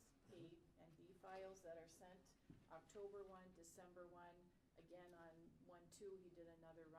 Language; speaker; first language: English; native; English